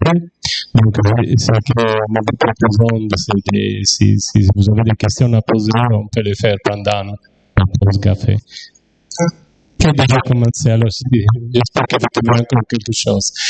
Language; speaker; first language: French; non-native, fluent; Italian